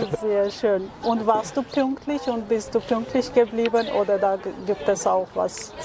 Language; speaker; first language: German; non-native, fluent; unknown